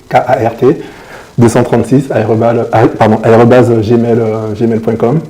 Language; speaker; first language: French; native; French